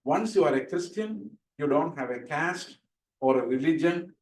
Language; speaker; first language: English; non-native, local second language; Malayalam